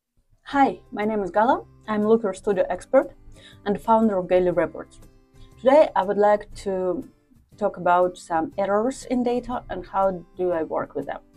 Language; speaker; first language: English; non-native, fluent; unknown